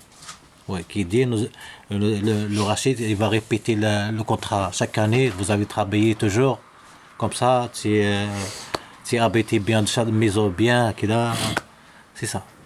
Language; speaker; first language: French; non-native, learner; Arabic